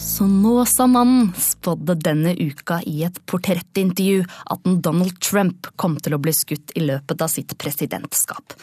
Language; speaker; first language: Norwegian; native; Norwegian